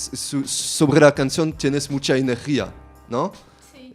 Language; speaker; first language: Spanish; non-native, learner; French